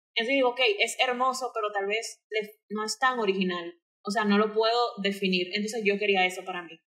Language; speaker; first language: Spanish; native; Spanish